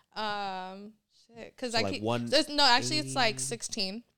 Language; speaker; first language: English; native; English